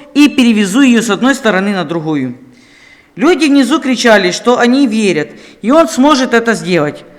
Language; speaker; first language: Russian; non-native, local second language; Ukrainian